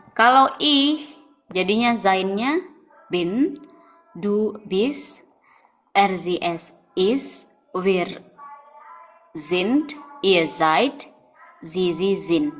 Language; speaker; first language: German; non-native, fluent; Indonesian